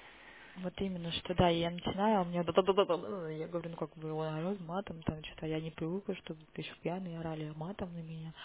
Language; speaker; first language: Russian; native; Russian